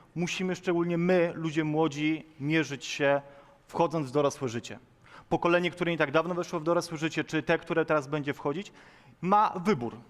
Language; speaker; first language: Polish; native; Polish